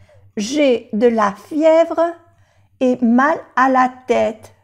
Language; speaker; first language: French; non-native, fluent; Spanish